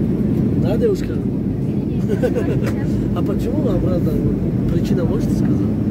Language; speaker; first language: Russian; non-native, learner; Tajik